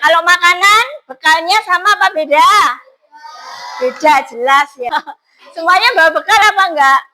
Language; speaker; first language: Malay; non-native, local second language; Javanese